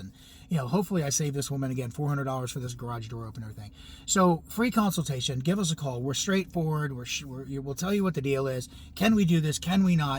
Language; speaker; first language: English; native; English